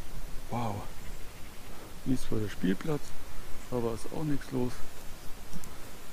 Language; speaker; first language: German; native; German